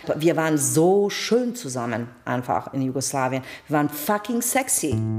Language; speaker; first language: German; non-native, fluent; Bosnian